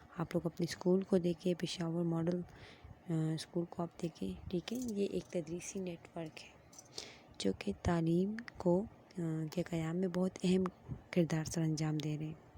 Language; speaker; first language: Urdu; non-native, local second language; Pashto